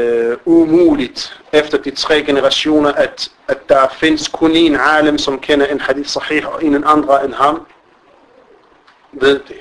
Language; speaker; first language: Danish; non-native, fluent; Arabic